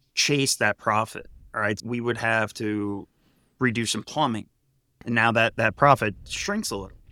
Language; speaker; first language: English; native; English